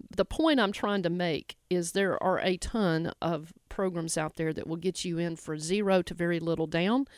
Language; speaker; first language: English; native; English